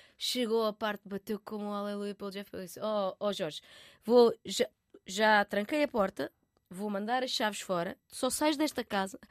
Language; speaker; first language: Portuguese; native; Portuguese